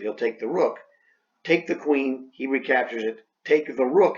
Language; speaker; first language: English; native; English